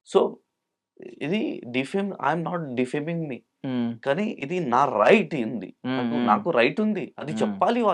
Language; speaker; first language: Telugu; non-native, local second language; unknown